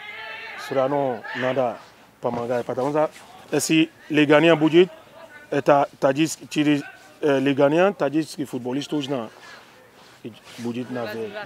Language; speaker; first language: Russian; non-native, learner; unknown